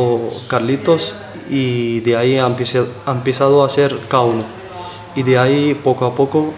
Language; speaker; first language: Spanish; non-native, learner; Arabic